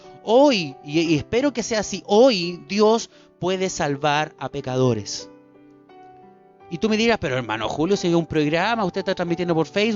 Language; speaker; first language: Spanish; native; Spanish